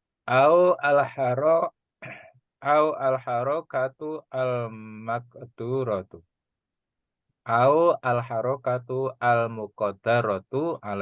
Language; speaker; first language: Arabic; non-native, fluent; Indonesian